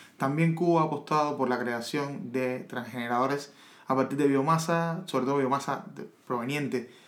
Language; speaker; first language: Spanish; native; Spanish